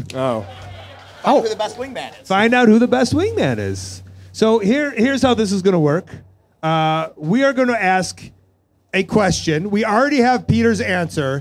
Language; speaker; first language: English; native; English